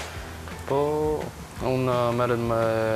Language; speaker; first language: Albanian; non-native, learner; Bulgarian